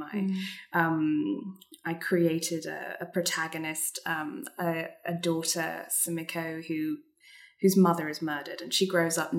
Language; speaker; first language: English; native; English